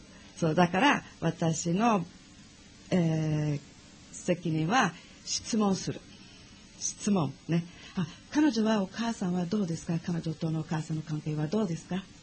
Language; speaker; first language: Japanese; non-native, learner; English